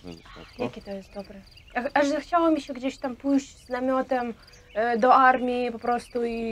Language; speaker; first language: Polish; non-native, fluent; Russian